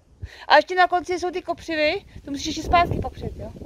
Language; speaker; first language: Czech; native; Czech